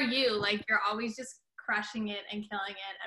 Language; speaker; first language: English; native; English